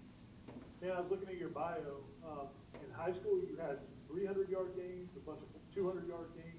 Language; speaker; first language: English; native; English